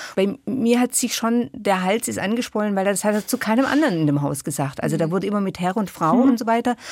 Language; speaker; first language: German; native; German